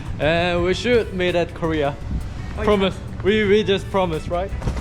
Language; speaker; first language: English; non-native, learner; Korean